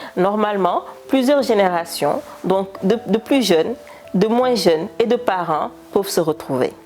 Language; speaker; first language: French; non-native, local second language; Wolof